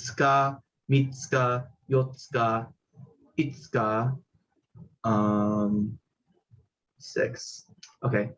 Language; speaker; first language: Japanese; non-native, learner; English